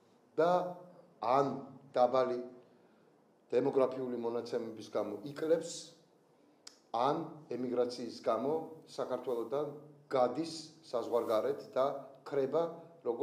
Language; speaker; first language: Georgian; native; Georgian